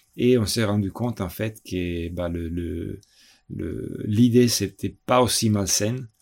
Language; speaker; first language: French; non-native, fluent; Italian